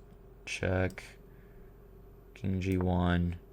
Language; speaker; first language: English; native; English